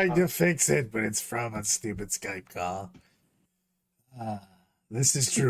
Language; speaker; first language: English; native; English